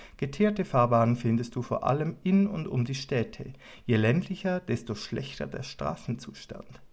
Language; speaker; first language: German; native; German